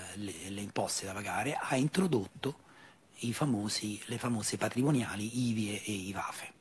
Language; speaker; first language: Italian; native; Italian